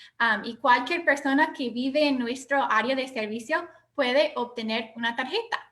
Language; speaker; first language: Spanish; non-native, fluent; English